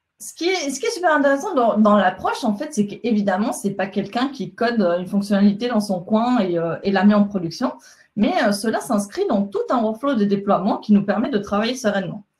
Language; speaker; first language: French; non-native, fluent; Spanish